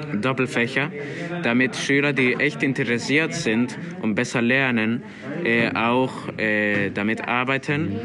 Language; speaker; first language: German; non-native, learner; Spanish